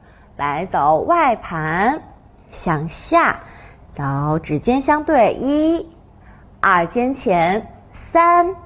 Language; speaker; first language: Chinese; native; Chinese